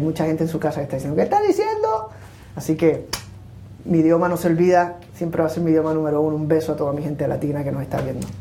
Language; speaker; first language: Spanish; native; Spanish